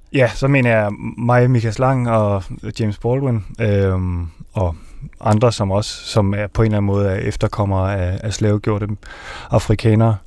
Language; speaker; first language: Danish; native; Danish